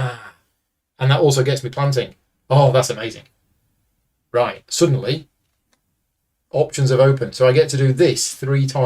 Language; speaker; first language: English; native; English